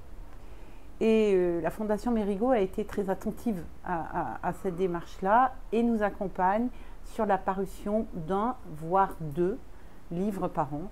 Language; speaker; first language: French; native; French